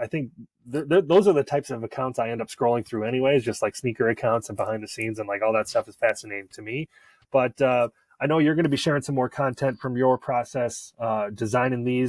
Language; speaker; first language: English; native; English